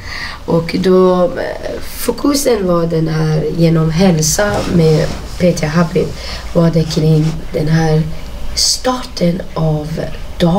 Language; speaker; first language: Swedish; non-native, fluent; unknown